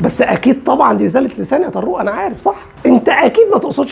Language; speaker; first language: Arabic; native; Arabic